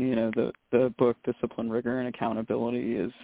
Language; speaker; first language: English; native; English